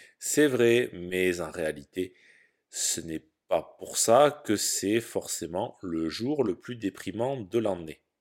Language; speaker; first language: French; native; French